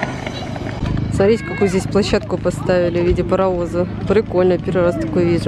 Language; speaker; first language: Russian; native; Russian